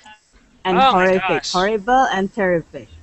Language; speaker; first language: English; non-native, learner; Indonesian